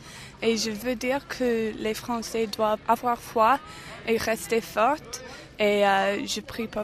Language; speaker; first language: French; non-native, fluent; English